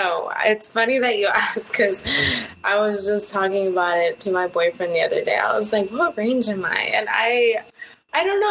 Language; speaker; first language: English; early bilingual, other home language; Spanish